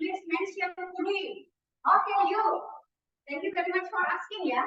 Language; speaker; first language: English; non-native, fluent; Indonesian